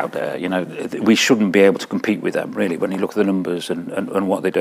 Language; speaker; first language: English; native; English